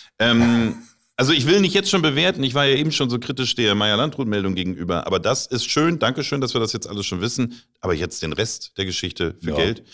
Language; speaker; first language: German; native; German